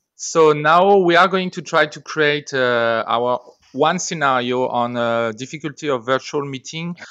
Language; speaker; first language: English; non-native, fluent; French